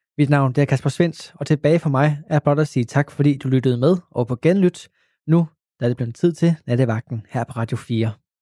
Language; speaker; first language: Danish; native; Danish